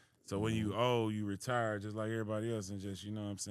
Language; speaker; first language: English; native; English